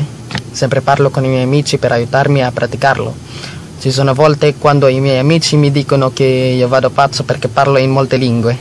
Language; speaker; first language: Italian; non-native, learner; Filipino